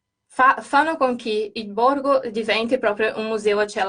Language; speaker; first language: Italian; non-native, fluent; Portuguese